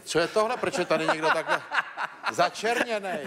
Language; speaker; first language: Czech; native; Czech